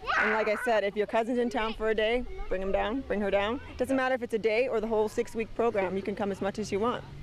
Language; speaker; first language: English; native; English